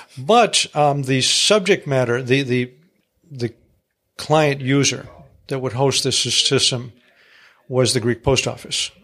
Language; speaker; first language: English; early bilingual, other home language; Greek